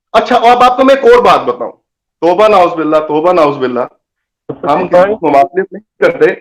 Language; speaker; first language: Urdu; non-native, local second language; Punjabi